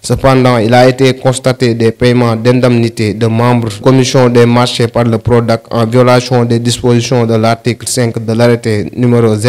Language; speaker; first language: French; non-native, local second language; Wolof